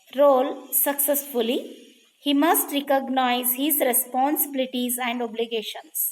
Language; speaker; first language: English; non-native, local second language; Kannada